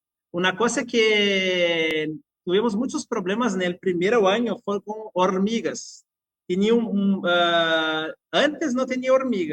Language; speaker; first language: Spanish; non-native, fluent; Portuguese